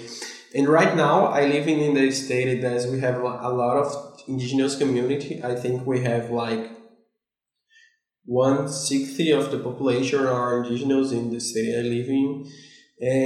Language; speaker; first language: English; non-native, fluent; Portuguese